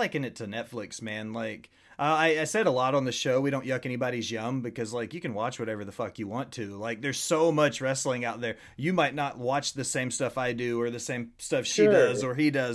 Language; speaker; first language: English; native; English